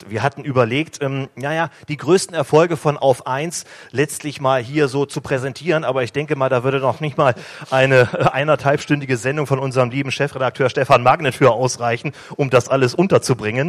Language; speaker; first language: German; native; German